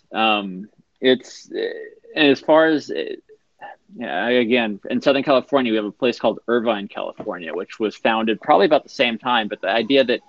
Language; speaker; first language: English; native; English